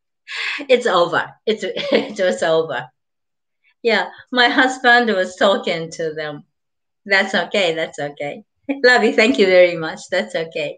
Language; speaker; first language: English; non-native, learner; Japanese